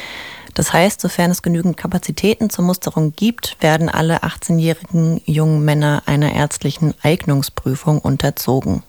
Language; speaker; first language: German; native; German